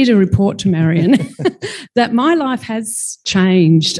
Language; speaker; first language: English; native; English